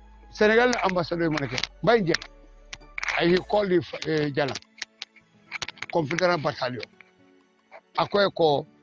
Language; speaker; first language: English; non-native, local second language; Mandingo